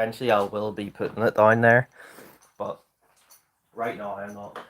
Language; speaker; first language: English; native; English